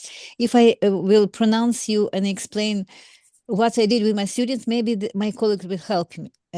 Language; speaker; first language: English; non-native, learner; Russian